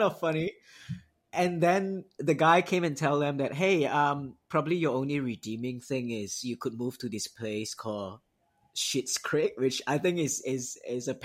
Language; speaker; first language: English; non-native, local second language; Cantonese